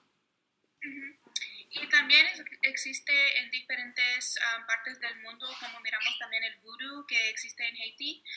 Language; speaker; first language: Spanish; early bilingual, heritage; Spanish